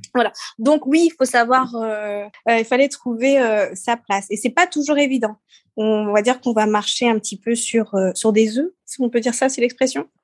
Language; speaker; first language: French; early bilingual, other home language; Seselwa Creole French